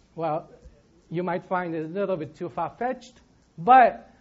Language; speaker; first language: English; non-native, fluent; Japanese